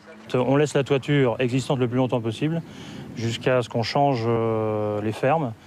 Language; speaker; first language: French; native; French